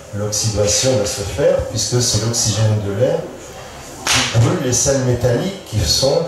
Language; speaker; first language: French; native; French